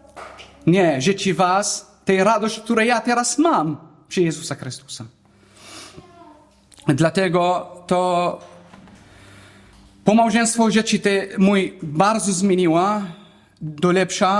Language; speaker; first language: Polish; non-native, learner; Arabic